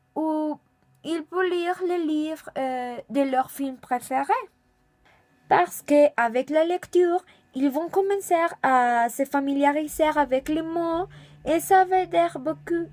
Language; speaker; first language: French; non-native, learner; Spanish